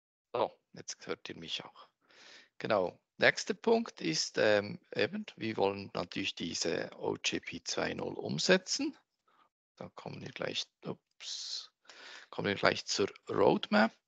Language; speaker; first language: German; native; German